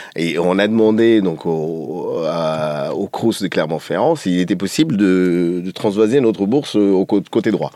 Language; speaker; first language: French; non-native, fluent; Portuguese